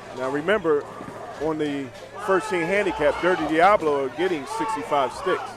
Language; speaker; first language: English; native; English